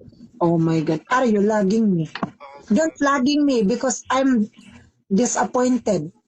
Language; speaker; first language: English; non-native, learner; Filipino